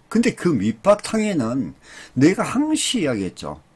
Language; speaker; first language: Korean; native; Korean